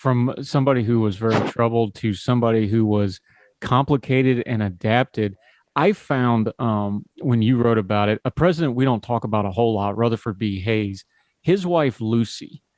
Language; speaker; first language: English; native; English